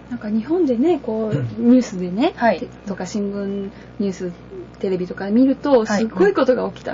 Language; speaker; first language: Japanese; native; Japanese